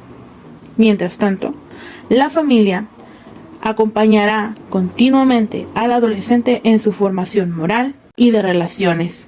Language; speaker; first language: Spanish; native; Spanish